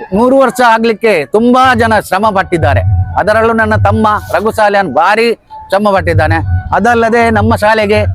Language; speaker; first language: Kannada; non-native, local second language; Tulu